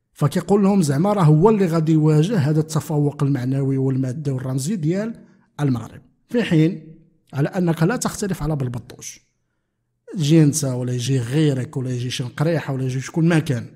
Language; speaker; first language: Arabic; native; Arabic